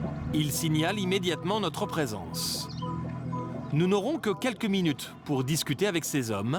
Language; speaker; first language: French; native; French